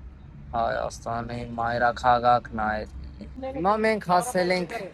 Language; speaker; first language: Armenian; non-native, learner; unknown